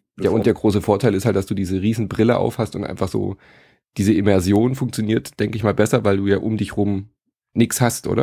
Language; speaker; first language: German; native; German